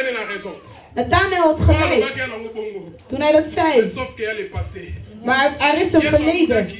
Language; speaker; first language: Dutch; non-native, learner; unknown